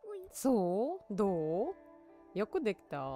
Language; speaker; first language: Japanese; non-native, learner; Russian